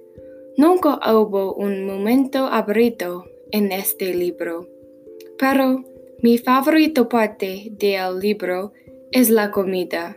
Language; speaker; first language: Spanish; non-native, learner; English